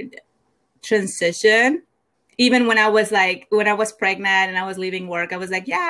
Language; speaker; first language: English; non-native, fluent; Spanish